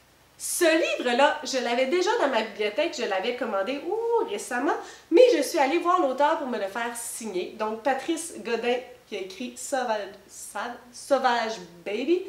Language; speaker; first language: French; native; French